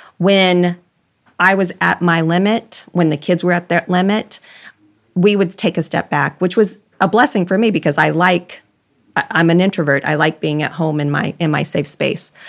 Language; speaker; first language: English; native; English